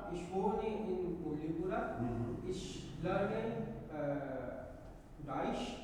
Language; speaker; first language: German; non-native, learner; Hindi